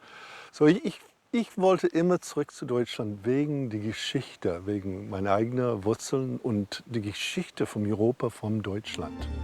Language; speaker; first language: German; early bilingual, heritage; English